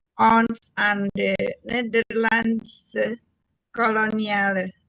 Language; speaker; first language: Dutch; non-native, learner; Indonesian